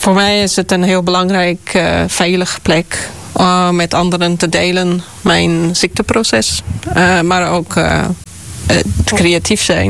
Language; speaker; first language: Dutch; non-native, fluent; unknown